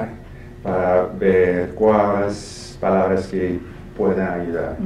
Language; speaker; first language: Spanish; non-native, fluent; English